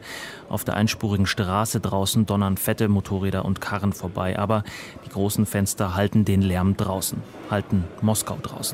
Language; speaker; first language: German; native; German